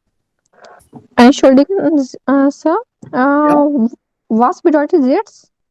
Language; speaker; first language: German; non-native, learner; Hindi